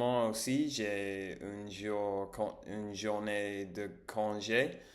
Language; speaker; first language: French; non-native, learner; English